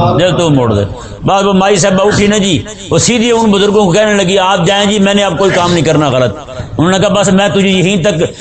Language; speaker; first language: Urdu; non-native, local second language; Punjabi